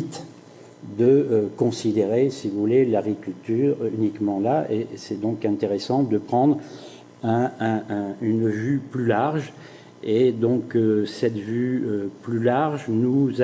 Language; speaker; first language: French; native; French